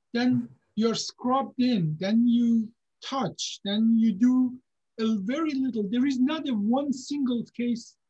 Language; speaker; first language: English; non-native, fluent; Persian